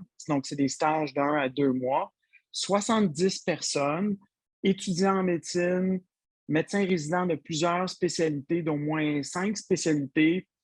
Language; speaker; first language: French; native; French